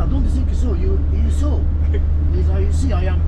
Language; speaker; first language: English; non-native, learner; Arabic